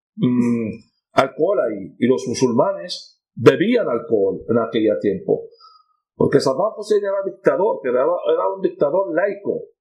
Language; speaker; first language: Spanish; non-native, fluent; Arabic